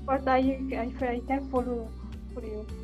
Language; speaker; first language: English; non-native, learner; Arabic